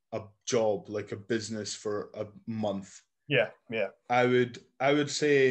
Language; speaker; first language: English; native; English